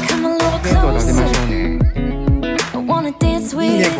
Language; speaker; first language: Japanese; non-native, learner; Chinese